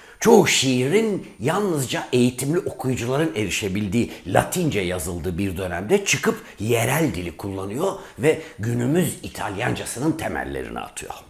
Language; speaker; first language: Turkish; native; Turkish